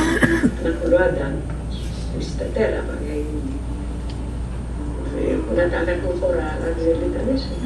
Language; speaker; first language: Hebrew; non-native, fluent; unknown